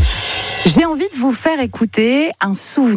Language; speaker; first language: French; native; French